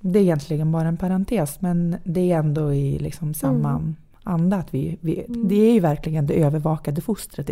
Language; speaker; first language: Swedish; native; Swedish